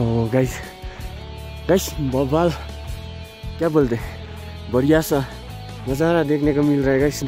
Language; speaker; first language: Hindi; non-native, local second language; Nepali